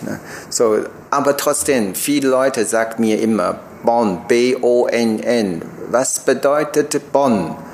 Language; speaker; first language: German; non-native, learner; Chinese